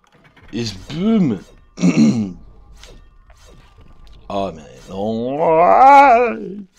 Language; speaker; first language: French; native; French